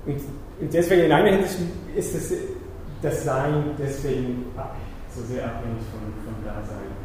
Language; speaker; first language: German; non-native, fluent; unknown